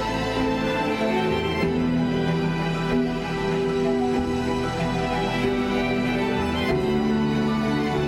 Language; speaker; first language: English; native; English